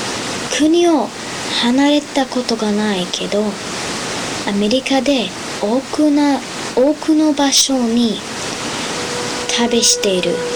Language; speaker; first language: Japanese; non-native, learner; English